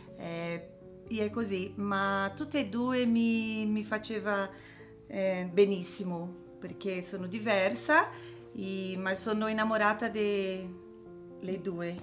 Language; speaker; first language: Italian; non-native, learner; Portuguese